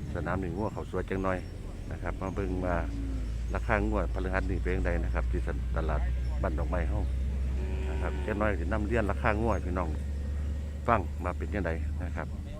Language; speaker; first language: Thai; native; Thai